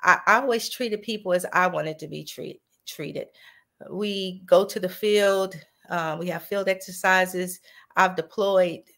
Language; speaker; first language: English; native; English